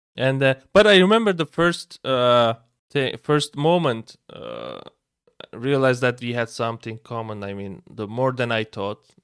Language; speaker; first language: English; non-native, fluent; Turkish